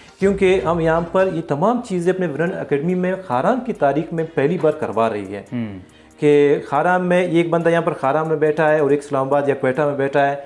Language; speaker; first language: Urdu; non-native, local second language; Baluchi